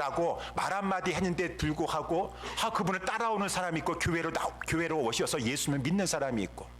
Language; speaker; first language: Korean; native; Korean